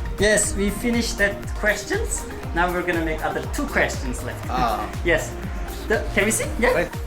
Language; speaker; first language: English; non-native, fluent; Turkish